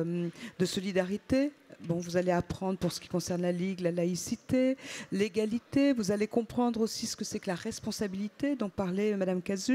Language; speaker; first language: French; native; French